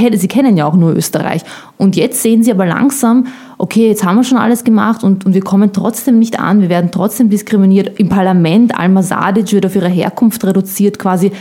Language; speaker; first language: German; early bilingual, other home language; Bosnian